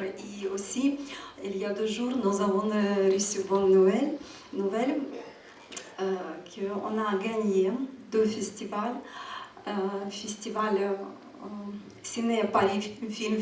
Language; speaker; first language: French; non-native, fluent; Ukrainian